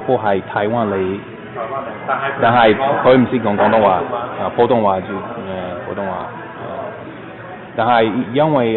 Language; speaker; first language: Cantonese; non-native, learner; English